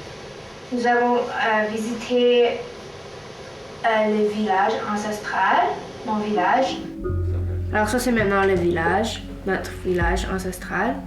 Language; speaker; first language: French; non-native, local second language; English